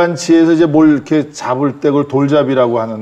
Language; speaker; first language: Korean; native; Korean